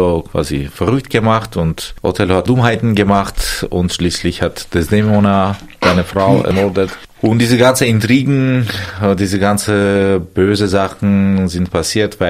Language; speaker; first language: German; non-native, fluent; Armenian